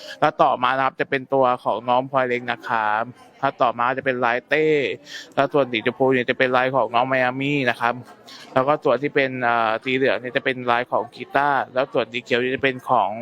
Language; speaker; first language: Thai; native; Thai